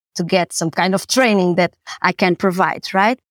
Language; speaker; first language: English; non-native, fluent; Portuguese